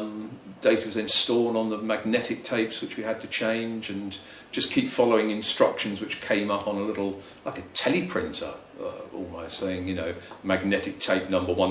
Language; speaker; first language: English; native; English